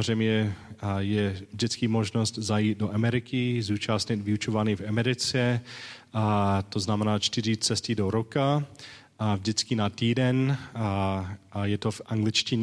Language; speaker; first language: Czech; non-native, learner; English